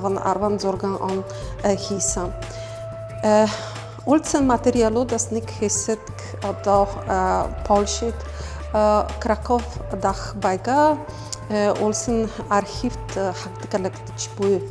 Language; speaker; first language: Mongolian; non-native, fluent; Polish